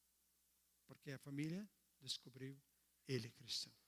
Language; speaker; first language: Portuguese; non-native, learner; Arabic